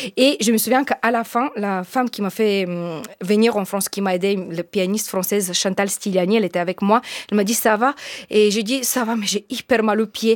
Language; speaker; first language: French; non-native, fluent; Bulgarian